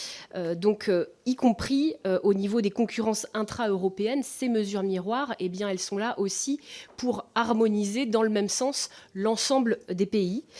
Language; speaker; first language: French; native; French